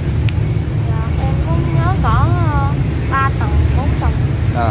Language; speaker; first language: Vietnamese; native; Vietnamese